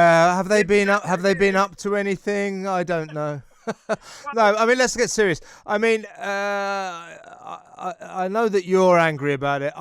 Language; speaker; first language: English; native; English